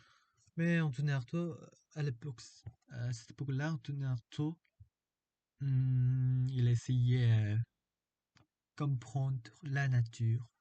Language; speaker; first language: French; non-native, fluent; Korean